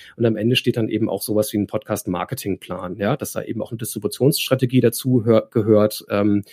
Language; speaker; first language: German; native; German